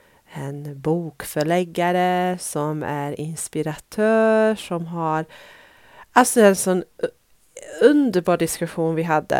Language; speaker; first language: Swedish; non-native, fluent; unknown